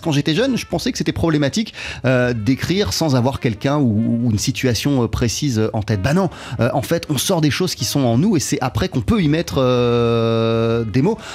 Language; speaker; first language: French; native; French